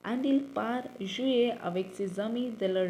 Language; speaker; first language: French; non-native, learner; Tamil